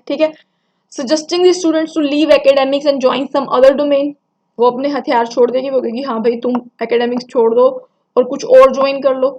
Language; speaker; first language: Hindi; non-native, local second language; Punjabi